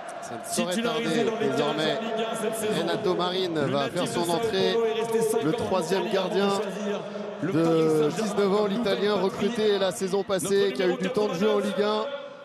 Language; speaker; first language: French; native; French